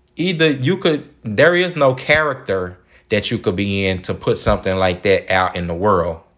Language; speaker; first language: English; native; English